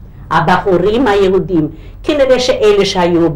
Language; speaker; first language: Hebrew; non-native, local second language; Hungarian